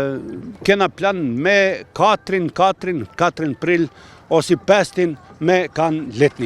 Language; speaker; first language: Albanian; non-native, local second language; Croatian